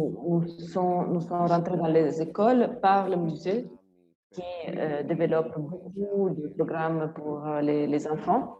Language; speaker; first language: French; non-native, fluent; Italian